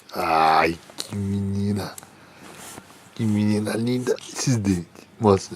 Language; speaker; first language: Portuguese; native; Portuguese